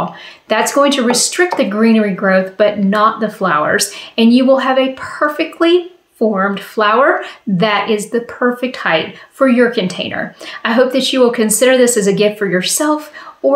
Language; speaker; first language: English; native; English